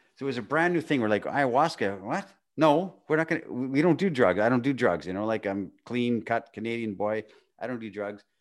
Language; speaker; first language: English; native; English